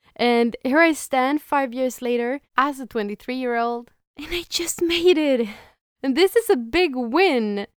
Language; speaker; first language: English; non-native, fluent; Swedish